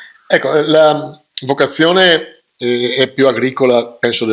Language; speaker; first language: Italian; native; Italian